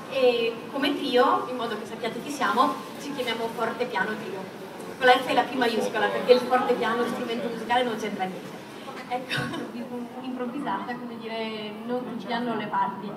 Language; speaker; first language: Italian; native; Italian